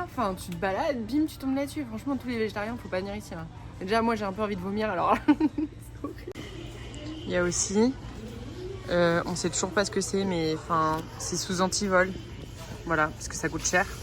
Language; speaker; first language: French; native; French